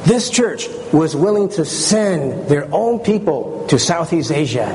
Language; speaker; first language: English; early bilingual, other home language; Chinese